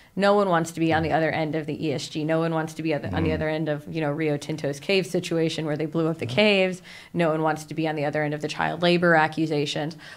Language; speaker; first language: English; native; English